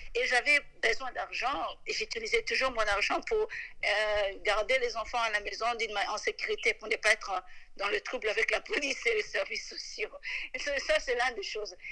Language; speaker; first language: French; non-native, local second language; Lingala